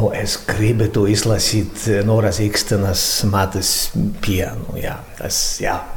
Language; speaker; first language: Latvian; non-native, fluent; Swedish